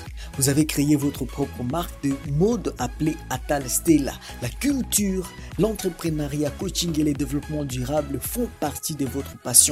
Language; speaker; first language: French; non-native, fluent; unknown